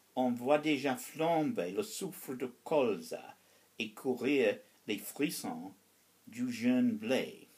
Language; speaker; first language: French; non-native, fluent; English